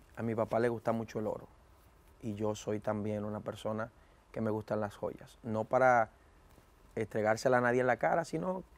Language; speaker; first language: Spanish; native; Spanish